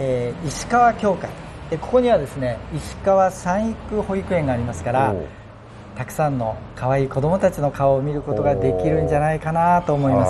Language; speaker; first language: Japanese; native; Japanese